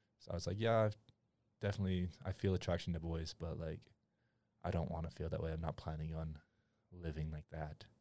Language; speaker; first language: English; native; English